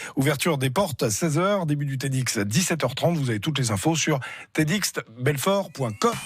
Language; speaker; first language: French; native; French